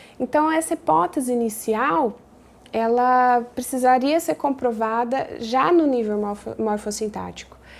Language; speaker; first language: Portuguese; native; Portuguese